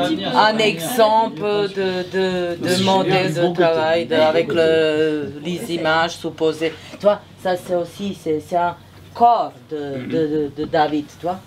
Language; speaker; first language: French; non-native, fluent; Serbian